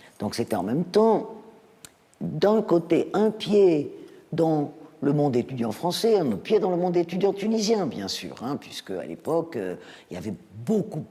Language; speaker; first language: French; native; French